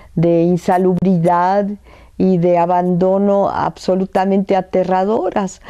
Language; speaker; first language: Spanish; early bilingual, other home language; French